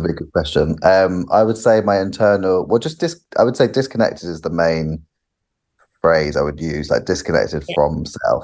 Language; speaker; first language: English; native; English